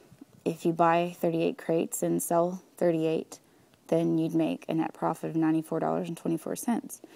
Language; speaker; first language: English; native; English